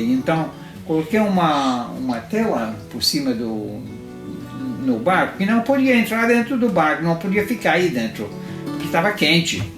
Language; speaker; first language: Portuguese; non-native, fluent; Italian